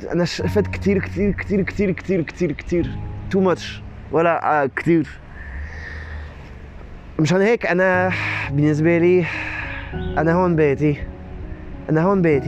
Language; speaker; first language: Arabic; non-native, learner; French